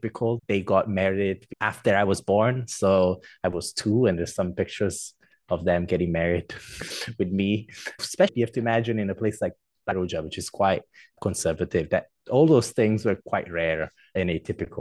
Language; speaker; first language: English; non-native, fluent; Italian